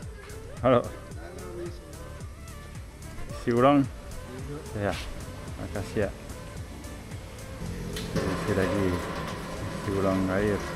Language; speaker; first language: Indonesian; non-native, fluent; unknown